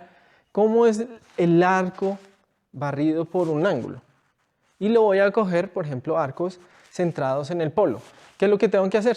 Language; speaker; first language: Spanish; native; Spanish